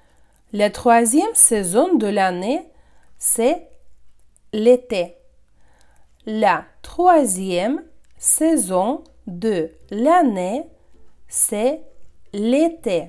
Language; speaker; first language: French; non-native, fluent; Russian